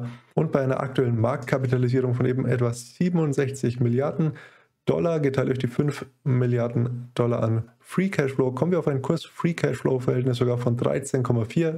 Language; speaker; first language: German; native; German